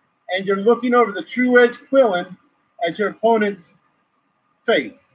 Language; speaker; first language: English; native; English